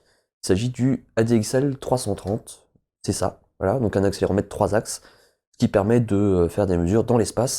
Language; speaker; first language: French; native; French